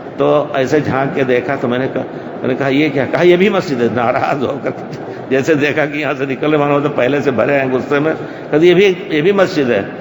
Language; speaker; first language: Urdu; native; Urdu